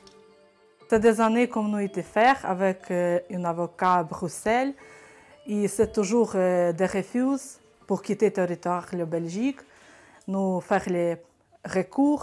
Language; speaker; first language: French; non-native, learner; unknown